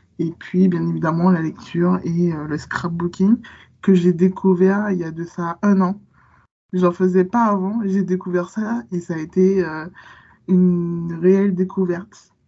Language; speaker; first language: French; native; French